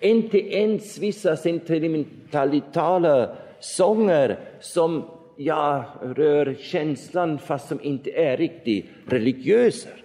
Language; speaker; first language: Swedish; non-native, fluent; German